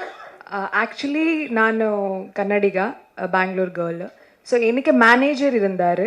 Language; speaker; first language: Tamil; non-native, learner; Kannada